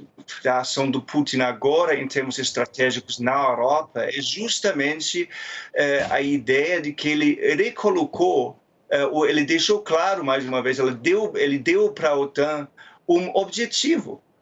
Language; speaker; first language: Portuguese; non-native, fluent; German